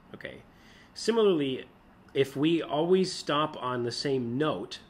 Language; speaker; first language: English; native; English